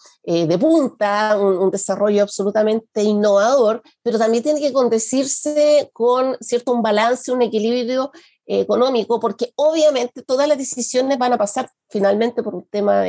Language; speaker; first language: Spanish; native; Spanish